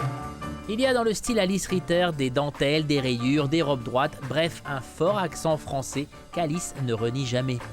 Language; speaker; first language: French; native; French